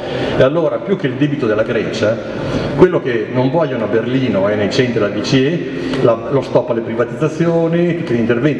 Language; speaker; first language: Italian; native; Italian